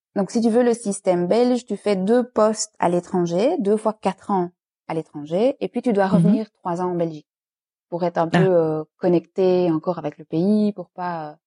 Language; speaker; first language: French; native; French